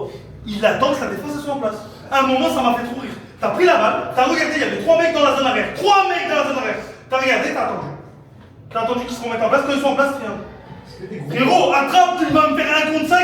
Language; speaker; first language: French; native; French